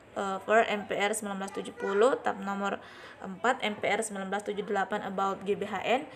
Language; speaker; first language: English; non-native, learner; Indonesian